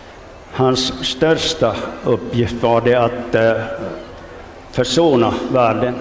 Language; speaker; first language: Swedish; non-native, local second language; Finnish